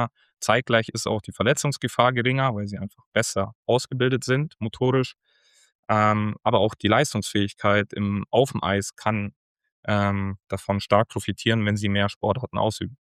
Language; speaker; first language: German; native; German